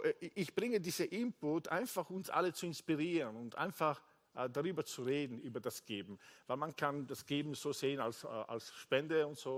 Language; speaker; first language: German; non-native, fluent; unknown